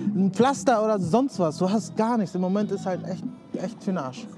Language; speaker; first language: German; early bilingual, other home language; Spanish